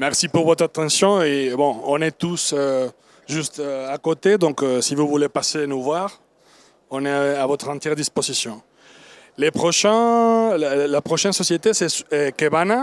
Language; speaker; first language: French; non-native, learner; Spanish